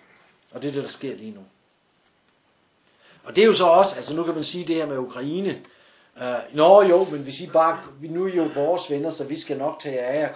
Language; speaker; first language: Danish; native; Danish